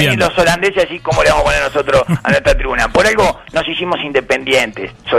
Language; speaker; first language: Spanish; native; Spanish